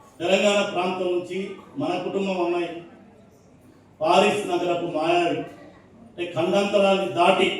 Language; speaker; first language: Telugu; native; Telugu